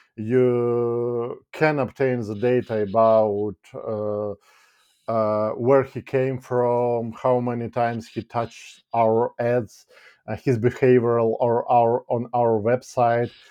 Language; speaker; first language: English; non-native, fluent; Ukrainian